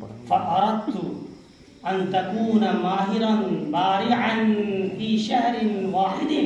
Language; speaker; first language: Arabic; non-native, fluent; Urdu